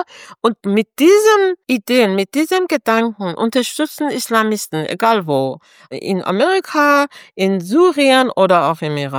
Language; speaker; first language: German; non-native, fluent; Persian